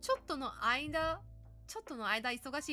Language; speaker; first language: Japanese; non-native, learner; English